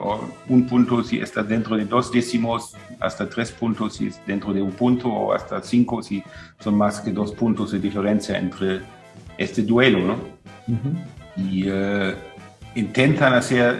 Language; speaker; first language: Spanish; non-native, fluent; German